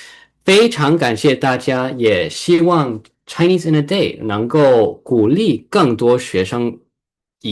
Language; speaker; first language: Chinese; early bilingual, heritage; Chinese